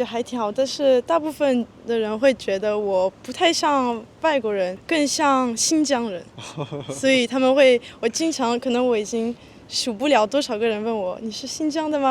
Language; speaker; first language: Chinese; early bilingual, heritage; French